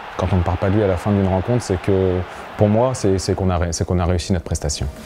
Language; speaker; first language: French; native; French